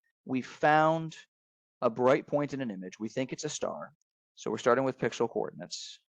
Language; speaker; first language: English; native; English